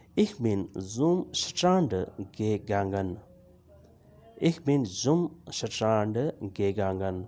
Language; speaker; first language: German; non-native, learner; Urdu